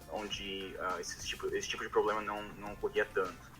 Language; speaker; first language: Portuguese; native; Portuguese